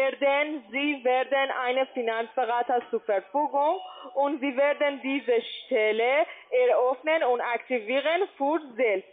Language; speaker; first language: German; non-native, learner; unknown